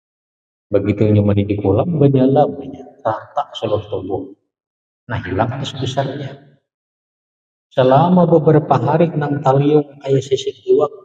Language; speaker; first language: Indonesian; non-native, local second language; Banjar